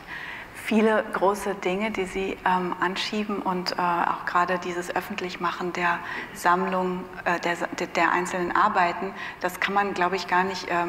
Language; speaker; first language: German; native; German